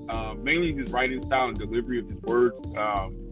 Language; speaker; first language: English; native; English